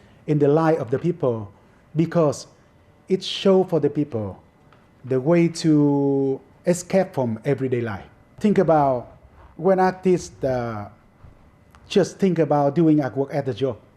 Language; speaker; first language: English; non-native, fluent; Vietnamese